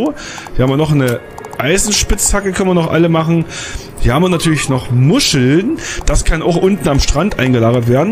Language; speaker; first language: German; native; German